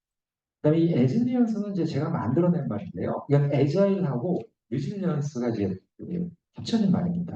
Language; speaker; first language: Korean; native; Korean